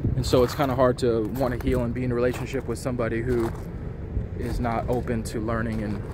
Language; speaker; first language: English; native; English